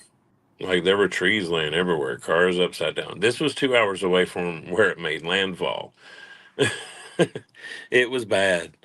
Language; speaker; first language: English; native; English